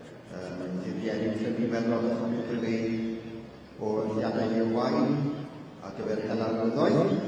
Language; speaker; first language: Welsh; native; Welsh